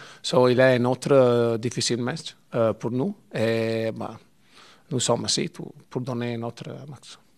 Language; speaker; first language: French; non-native, learner; Italian